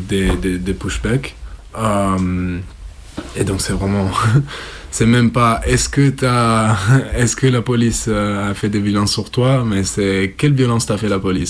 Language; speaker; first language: French; non-native, fluent; Italian